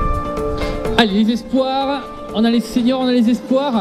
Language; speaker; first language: French; native; French